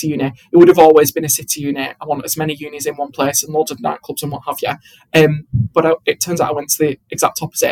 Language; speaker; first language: English; native; English